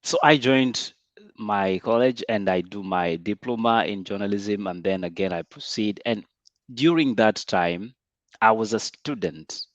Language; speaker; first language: English; non-native, local second language; Swahili